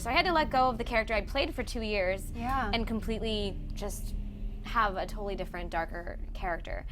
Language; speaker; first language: English; native; English